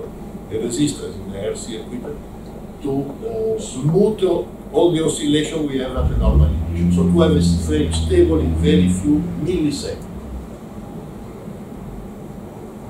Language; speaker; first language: English; non-native, learner; Italian